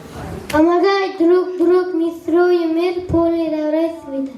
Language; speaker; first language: Russian; non-native, learner; Uzbek